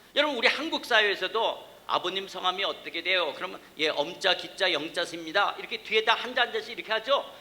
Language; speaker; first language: Korean; native; Korean